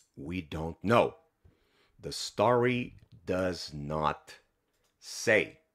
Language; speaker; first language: English; non-native, fluent; Portuguese